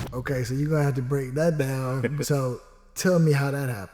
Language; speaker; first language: English; native; English